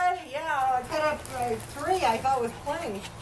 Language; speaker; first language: English; native; English